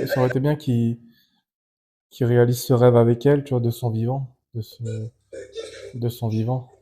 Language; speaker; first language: French; native; French